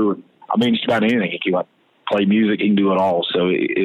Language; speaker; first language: English; native; English